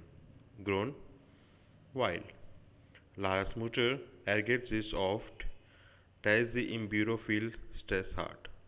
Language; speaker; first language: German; non-native, learner; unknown